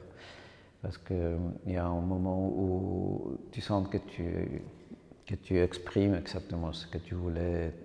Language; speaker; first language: French; non-native, fluent; Spanish